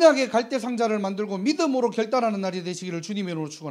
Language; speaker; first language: Korean; native; Korean